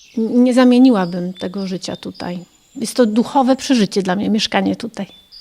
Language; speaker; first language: Polish; native; Polish